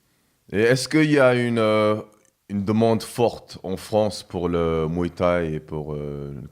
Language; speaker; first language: French; non-native, fluent; English